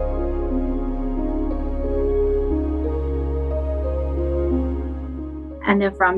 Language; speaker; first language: English; non-native, fluent; Persian